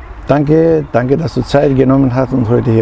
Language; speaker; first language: German; non-native, fluent; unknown